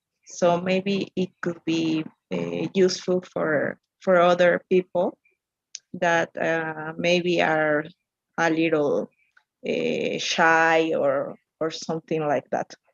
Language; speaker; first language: English; non-native, learner; Spanish